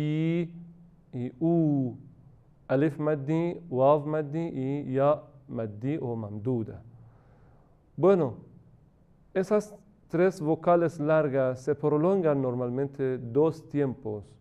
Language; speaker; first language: Spanish; non-native, fluent; Persian